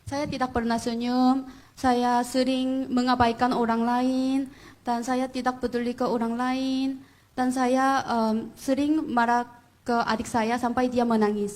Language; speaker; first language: Indonesian; non-native, fluent; Korean